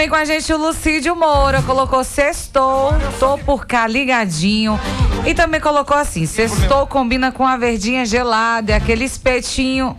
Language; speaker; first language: Portuguese; native; Portuguese